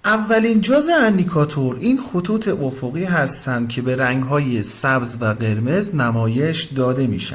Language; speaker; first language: Persian; native; Persian